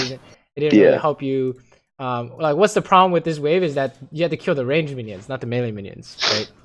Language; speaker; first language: English; native; English